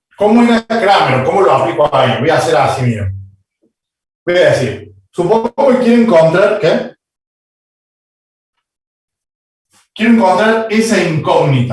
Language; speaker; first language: Spanish; native; Spanish